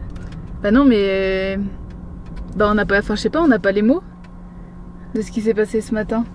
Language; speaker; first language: French; native; French